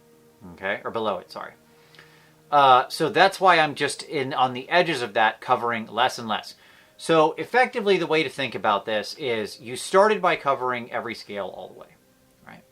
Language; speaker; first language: English; native; English